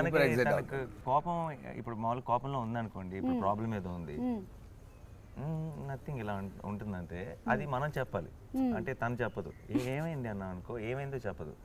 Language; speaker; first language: Telugu; native; Telugu